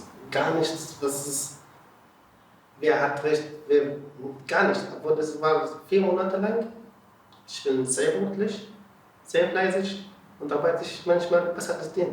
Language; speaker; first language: German; non-native, learner; Arabic